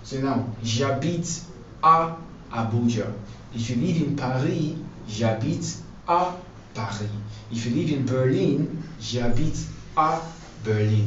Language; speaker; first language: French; non-native, fluent; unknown